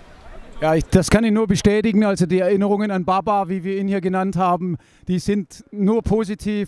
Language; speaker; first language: German; native; German